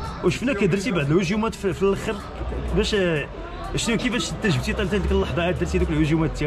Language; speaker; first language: Arabic; native; Arabic